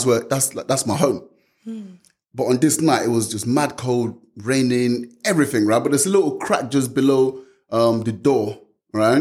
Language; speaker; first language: English; non-native, local second language; Yoruba